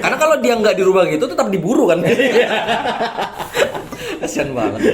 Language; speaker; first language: Indonesian; native; Indonesian